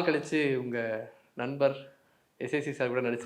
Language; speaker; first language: Tamil; native; Tamil